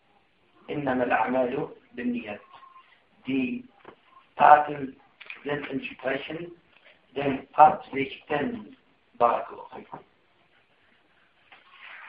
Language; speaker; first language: German; non-native, fluent; Arabic